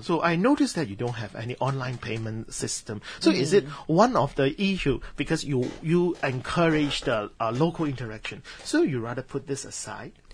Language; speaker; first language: English; non-native, local second language; Cantonese